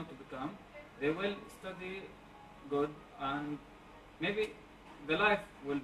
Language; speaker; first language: English; non-native, learner; Arabic